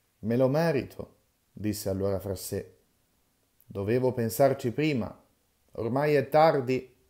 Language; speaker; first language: Italian; native; Italian